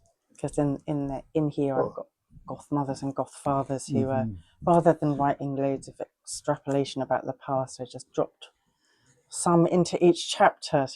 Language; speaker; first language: English; native; English